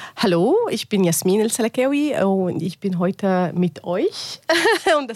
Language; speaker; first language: German; non-native, learner; Arabic